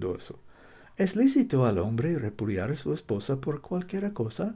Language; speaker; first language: Spanish; non-native, learner; English